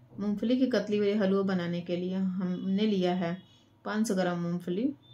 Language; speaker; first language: Hindi; native; Hindi